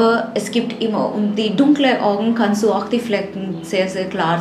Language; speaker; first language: German; non-native, fluent; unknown